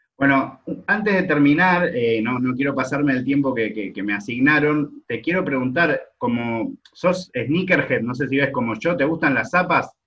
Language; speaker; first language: Spanish; native; Spanish